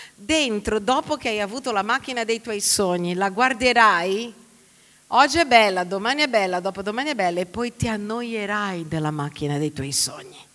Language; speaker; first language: Italian; non-native, fluent; Portuguese